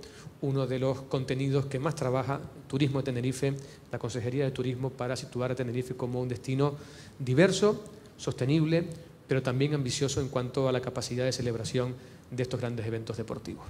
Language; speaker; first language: Spanish; native; Spanish